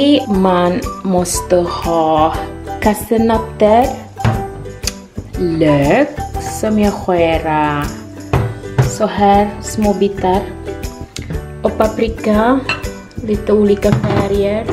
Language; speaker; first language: Swedish; non-native, learner; Indonesian